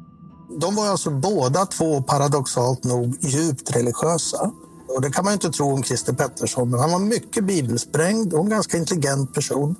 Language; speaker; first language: Swedish; native; Swedish